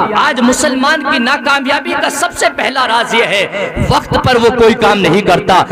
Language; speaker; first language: Urdu; native; Urdu